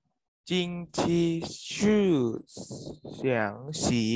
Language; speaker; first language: Chinese; non-native, learner; Thai